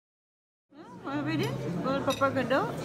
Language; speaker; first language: Dutch; non-native, learner; Indonesian